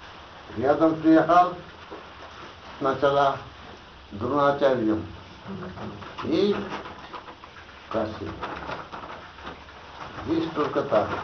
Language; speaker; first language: Russian; non-native, learner; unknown